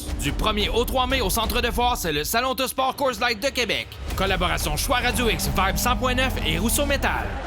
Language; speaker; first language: French; native; French